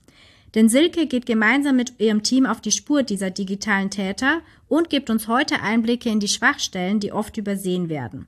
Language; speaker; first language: German; native; German